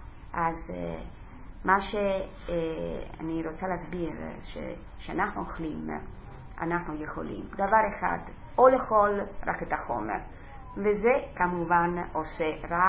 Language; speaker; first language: Hebrew; non-native, fluent; Italian